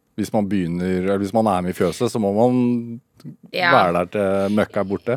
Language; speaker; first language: Norwegian; native; Norwegian